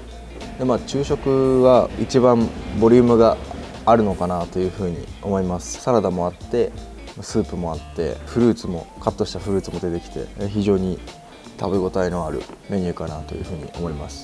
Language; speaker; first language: Japanese; native; Japanese